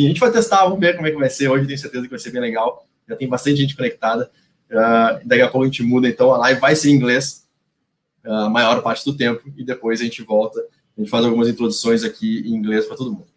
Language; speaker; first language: Portuguese; native; Portuguese